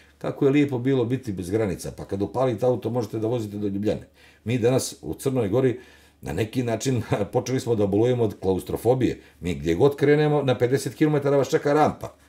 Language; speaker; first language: Serbian; native; Serbian